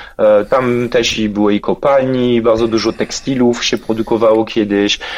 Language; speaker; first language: Polish; non-native, fluent; French